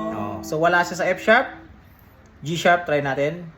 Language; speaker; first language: Filipino; native; Filipino